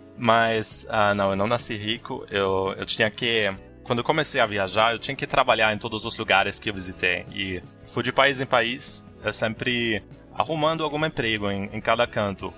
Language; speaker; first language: Portuguese; non-native, fluent; German